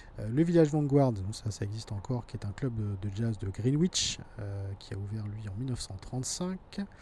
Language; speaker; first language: French; native; French